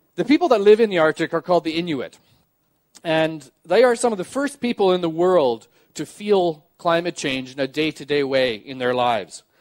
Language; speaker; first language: English; native; English